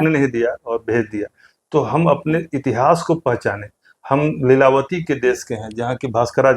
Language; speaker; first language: Hindi; native; Hindi